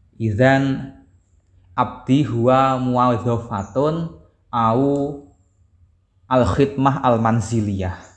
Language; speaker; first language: Arabic; non-native, learner; Javanese